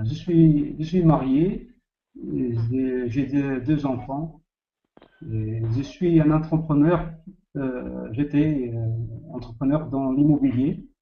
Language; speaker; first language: French; non-native, learner; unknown